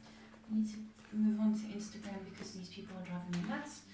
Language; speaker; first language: English; native; English